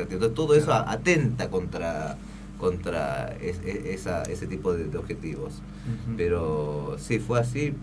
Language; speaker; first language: Spanish; early bilingual, other home language; Korean